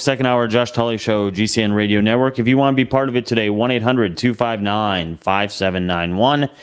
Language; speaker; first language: English; native; English